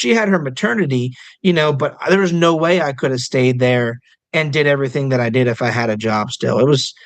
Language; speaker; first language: English; native; English